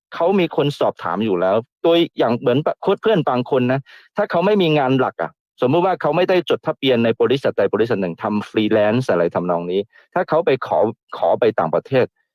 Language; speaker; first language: Thai; non-native, fluent; Chinese